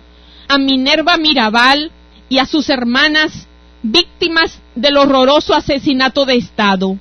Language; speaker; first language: Spanish; native; Spanish